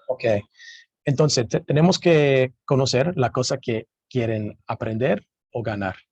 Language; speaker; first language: Spanish; non-native, learner; English